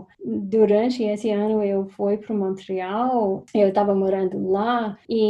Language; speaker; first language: Portuguese; non-native, fluent; English